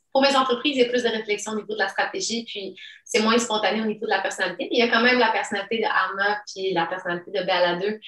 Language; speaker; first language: French; early bilingual, other home language; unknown